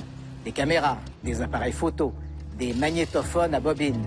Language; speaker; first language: French; native; French